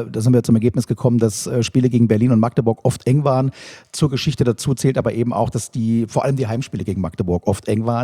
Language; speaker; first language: German; native; German